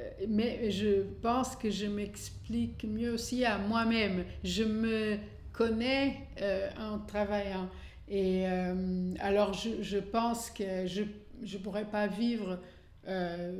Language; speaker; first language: French; non-native, fluent; Portuguese